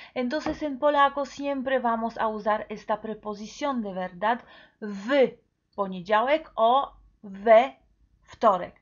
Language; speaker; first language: Spanish; non-native, fluent; Polish